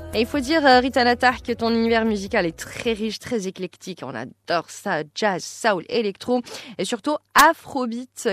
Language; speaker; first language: French; non-native, local second language; Arabic